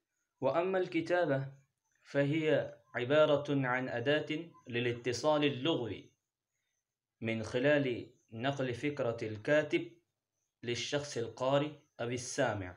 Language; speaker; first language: Arabic; non-native, fluent; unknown